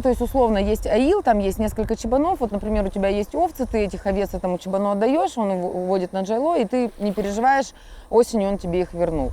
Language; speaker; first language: Russian; native; Russian